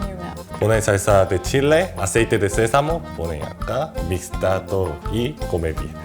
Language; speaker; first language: Spanish; non-native, learner; Korean